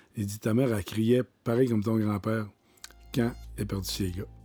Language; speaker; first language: French; native; French